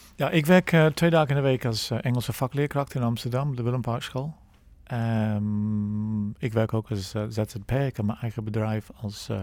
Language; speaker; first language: Dutch; non-native, fluent; English